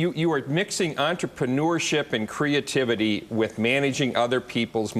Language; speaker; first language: English; native; English